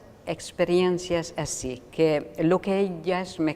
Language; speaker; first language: Spanish; non-native, fluent; Hungarian